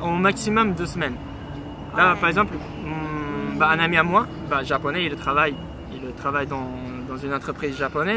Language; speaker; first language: French; non-native, fluent; Japanese